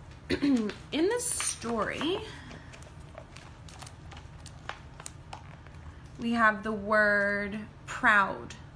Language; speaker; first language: English; native; English